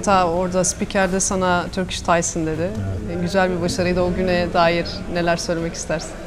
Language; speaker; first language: Turkish; native; Turkish